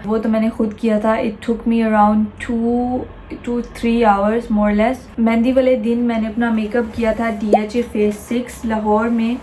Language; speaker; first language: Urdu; early bilingual, heritage; Urdu